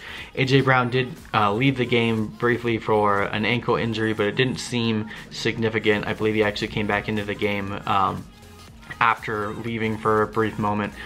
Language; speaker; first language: English; native; English